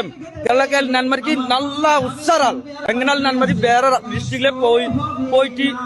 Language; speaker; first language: Malayalam; non-native, learner; Bangla